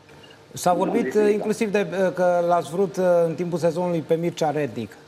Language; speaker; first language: Romanian; native; Romanian